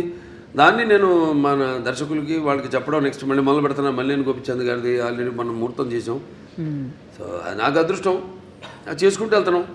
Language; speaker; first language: Telugu; native; Telugu